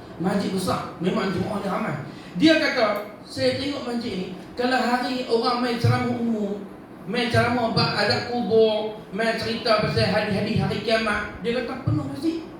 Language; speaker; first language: Malay; native; Malay